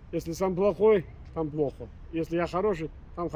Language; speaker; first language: Russian; non-native, local second language; Chechen